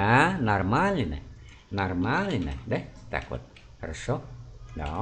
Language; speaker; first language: Russian; non-native, fluent; Vietnamese